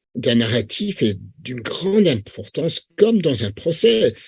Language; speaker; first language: French; non-native, fluent; English